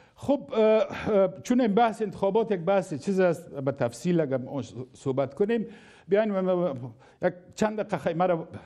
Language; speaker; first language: Persian; non-native, local second language; Pashto